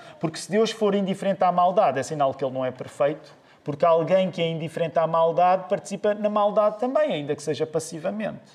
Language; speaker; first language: Portuguese; native; Portuguese